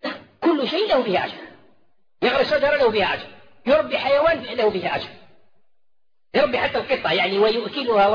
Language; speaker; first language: Arabic; native; Arabic